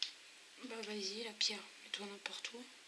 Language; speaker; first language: French; native; French